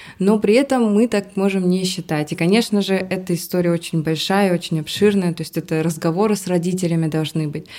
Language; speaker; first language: Russian; native; Russian